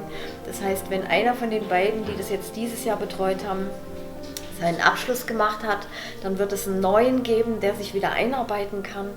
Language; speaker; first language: German; native; German